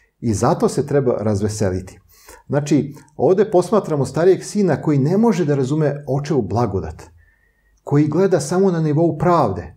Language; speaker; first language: Serbian; native; Serbian